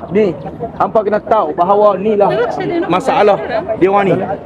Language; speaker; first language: Malay; native; Malay